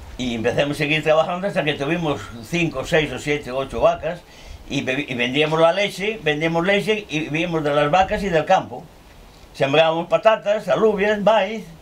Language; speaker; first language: Spanish; native; Spanish